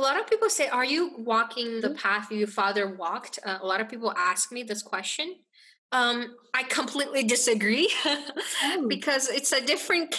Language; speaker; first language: English; non-native, fluent; Chinese